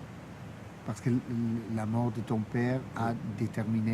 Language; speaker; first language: French; non-native, learner; Dutch